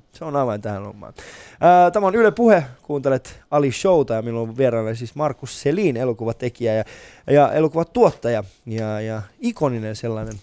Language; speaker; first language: Finnish; non-native, fluent; Persian